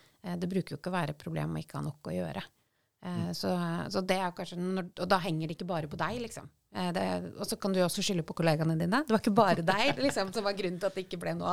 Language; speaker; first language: Norwegian; native; Norwegian